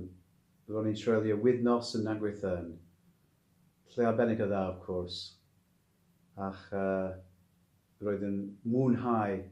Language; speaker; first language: Welsh; non-native, learner; English